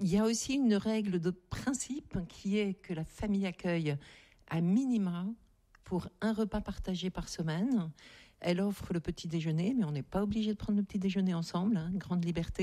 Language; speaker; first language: French; native; French